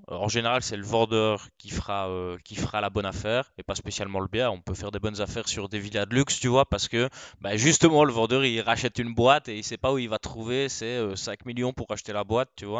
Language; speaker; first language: French; native; French